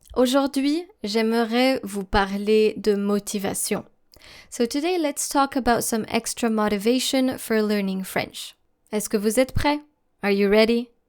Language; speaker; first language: French; native; French